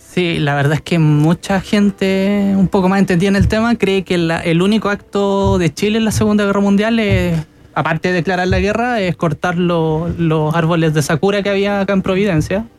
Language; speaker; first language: Spanish; native; Spanish